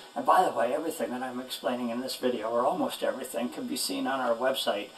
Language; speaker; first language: English; native; English